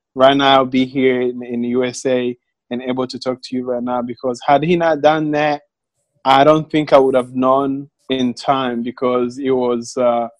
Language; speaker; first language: English; non-native, local second language; Kinyarwanda